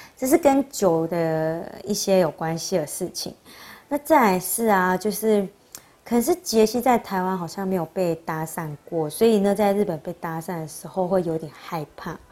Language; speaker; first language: Chinese; native; Chinese